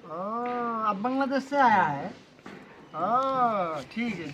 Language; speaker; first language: Hindi; non-native, learner; Bangla